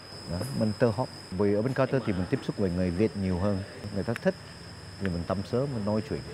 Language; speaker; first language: Vietnamese; non-native, fluent; Malay